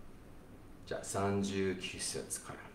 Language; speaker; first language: Japanese; non-native, fluent; English